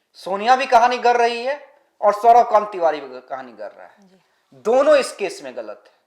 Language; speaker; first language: Hindi; native; Hindi